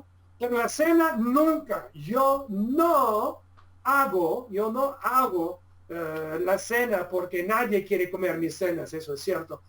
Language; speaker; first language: Spanish; non-native, fluent; English